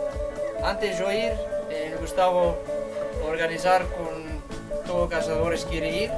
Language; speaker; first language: Spanish; non-native, learner; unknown